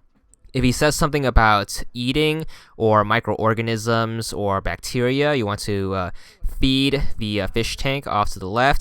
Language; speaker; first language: English; native; English